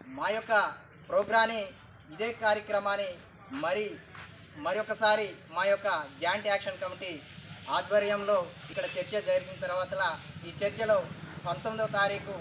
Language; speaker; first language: Telugu; native; Telugu